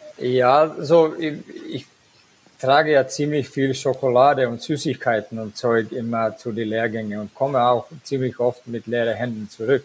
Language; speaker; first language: German; non-native, fluent; Finnish